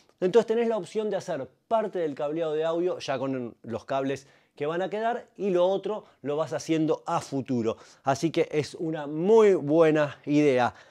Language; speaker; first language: Spanish; native; Spanish